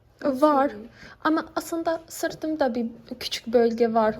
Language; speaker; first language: Turkish; non-native, learner; Bosnian